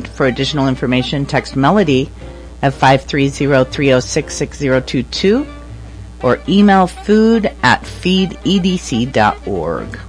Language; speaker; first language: English; native; English